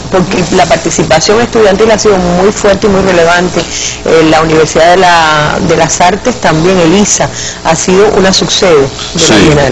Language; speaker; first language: Spanish; native; Spanish